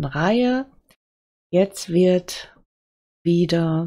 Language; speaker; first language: German; native; German